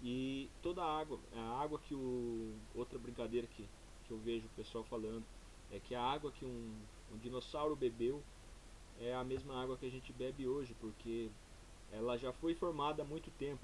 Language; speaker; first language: Portuguese; native; Portuguese